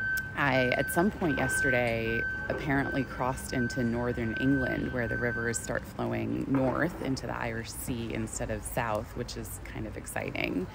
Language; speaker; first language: English; native; English